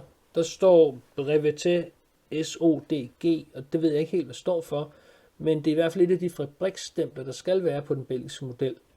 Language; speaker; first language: Danish; native; Danish